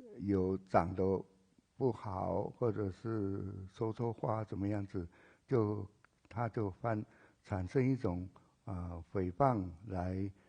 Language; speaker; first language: Chinese; native; Chinese